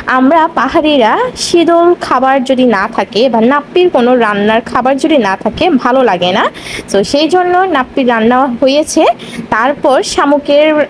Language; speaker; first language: Bangla; non-native, local second language; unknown